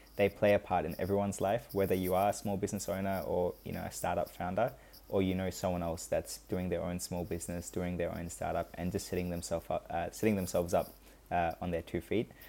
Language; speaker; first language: English; early bilingual, other home language; Hindi